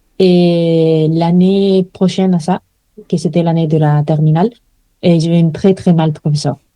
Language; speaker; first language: French; non-native, fluent; Spanish